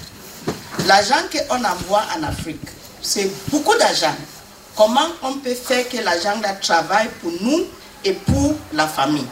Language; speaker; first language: French; non-native, fluent; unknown